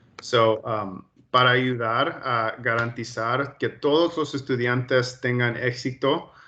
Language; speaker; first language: Spanish; early bilingual, heritage; Spanish